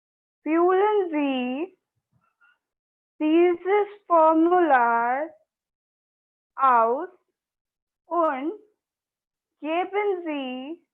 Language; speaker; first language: German; non-native, learner; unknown